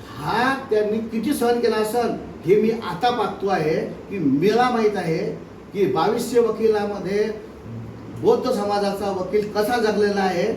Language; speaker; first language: Marathi; native; Marathi